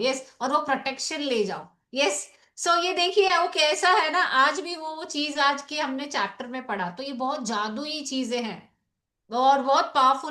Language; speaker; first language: Hindi; native; Hindi